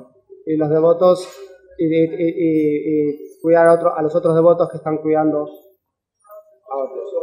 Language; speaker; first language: Spanish; native; Spanish